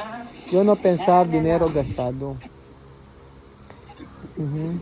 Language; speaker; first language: Spanish; non-native, learner; Filipino